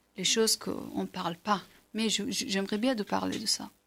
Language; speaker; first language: French; non-native, learner; Persian